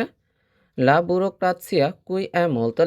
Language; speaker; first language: Italian; non-native, fluent; Bangla